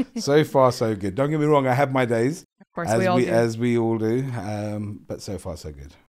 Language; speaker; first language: English; non-native, local second language; Gujarati